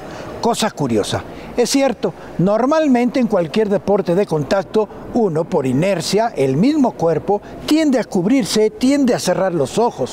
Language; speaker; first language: Spanish; native; Spanish